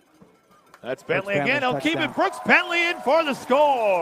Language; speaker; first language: English; native; English